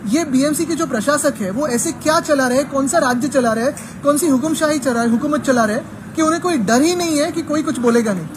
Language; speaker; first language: Hindi; non-native, local second language; Marathi